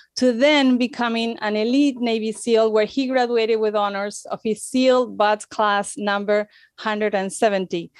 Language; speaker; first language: English; non-native, fluent; Spanish